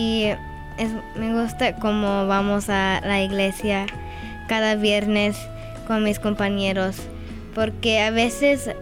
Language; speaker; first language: Spanish; early bilingual, other home language; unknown